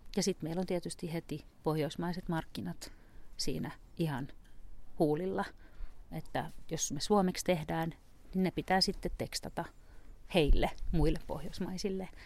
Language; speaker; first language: Finnish; native; Finnish